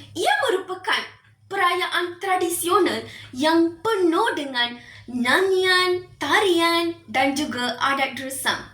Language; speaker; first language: Malay; non-native, local second language; Tamil